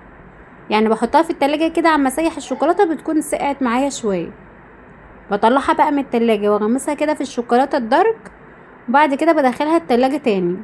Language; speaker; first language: Arabic; native; Arabic